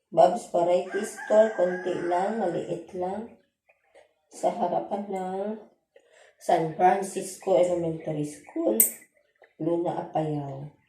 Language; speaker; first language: Filipino; native; Filipino